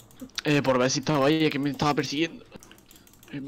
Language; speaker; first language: Spanish; native; Spanish